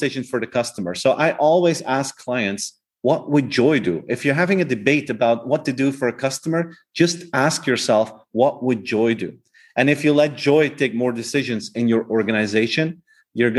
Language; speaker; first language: English; non-native, fluent; Dutch